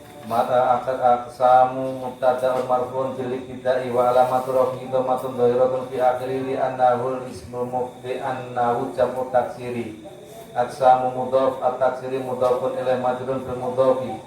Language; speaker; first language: Arabic; non-native, fluent; Javanese